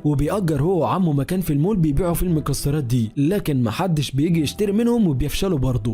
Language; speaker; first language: Arabic; native; Arabic